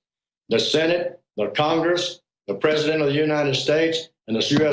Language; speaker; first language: English; native; English